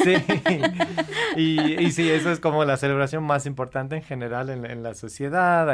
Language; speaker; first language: Spanish; non-native, fluent; English